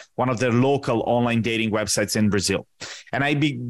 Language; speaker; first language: English; non-native, fluent; Italian